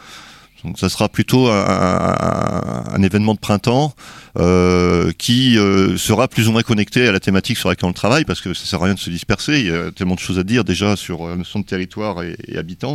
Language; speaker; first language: French; native; French